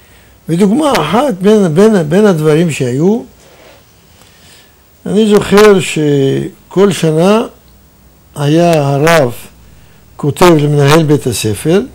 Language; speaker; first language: Hebrew; non-native, fluent; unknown